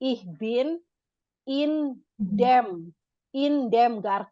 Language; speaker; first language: German; non-native, fluent; Indonesian